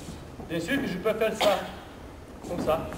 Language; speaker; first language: French; non-native, learner; Romanian